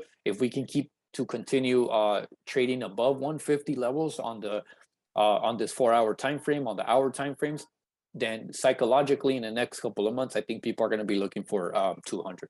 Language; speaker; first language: English; native; English